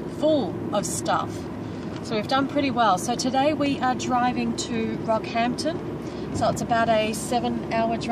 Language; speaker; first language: English; native; English